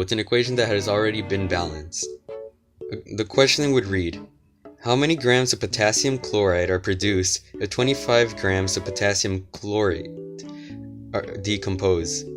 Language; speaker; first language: English; native; English